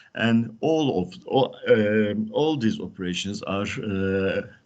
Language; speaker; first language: English; non-native, fluent; Turkish